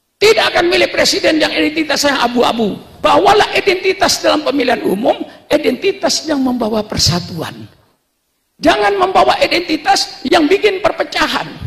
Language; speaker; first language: Indonesian; non-native, local second language; Madurese